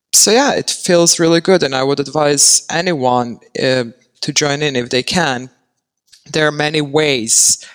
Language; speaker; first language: English; non-native, fluent; Serbian